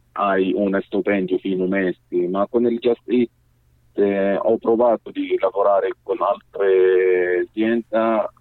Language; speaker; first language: Italian; non-native, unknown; Arabic